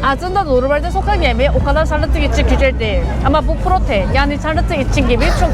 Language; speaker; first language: Turkish; non-native, learner; Korean